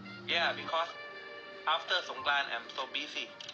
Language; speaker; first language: English; non-native, learner; Thai